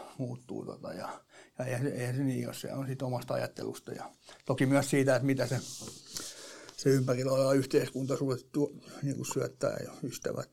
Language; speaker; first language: Finnish; native; Finnish